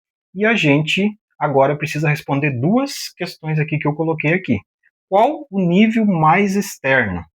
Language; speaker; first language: Portuguese; native; Portuguese